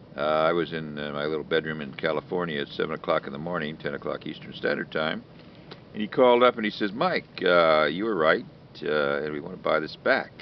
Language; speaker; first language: English; native; English